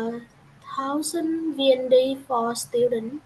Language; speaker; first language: English; non-native, learner; Vietnamese